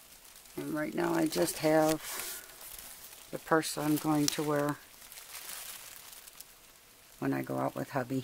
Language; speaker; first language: English; native; English